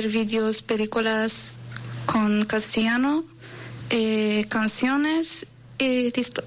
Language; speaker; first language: Spanish; non-native, learner; Arabic